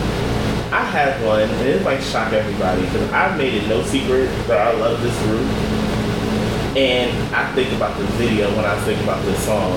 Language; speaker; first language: English; native; English